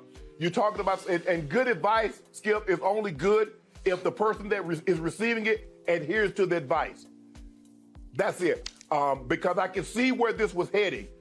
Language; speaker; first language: English; native; English